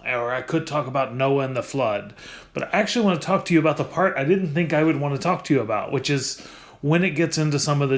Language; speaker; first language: English; native; English